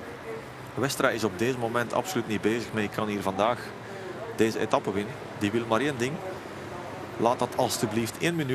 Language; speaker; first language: Dutch; native; Dutch